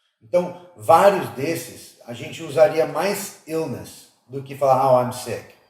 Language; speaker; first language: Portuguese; non-native, fluent; English